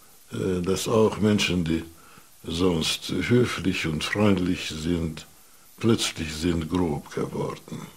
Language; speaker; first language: German; non-native, fluent; Hungarian